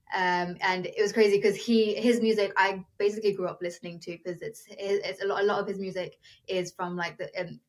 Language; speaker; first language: English; non-native, local second language; Telugu